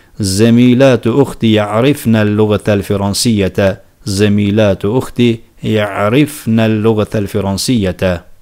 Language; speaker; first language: Arabic; non-native, fluent; Turkish